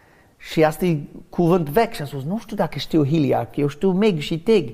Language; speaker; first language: Romanian; non-native, learner; English